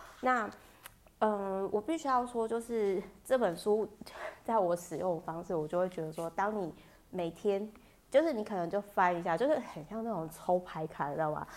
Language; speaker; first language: Chinese; native; Chinese